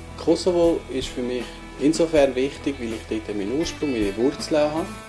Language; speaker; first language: German; non-native, fluent; Albanian